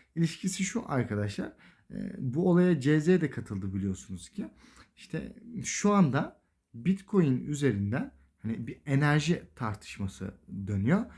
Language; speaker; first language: Turkish; native; Turkish